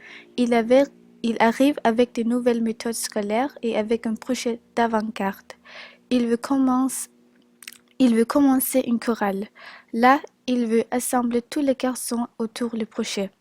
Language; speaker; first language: French; non-native, learner; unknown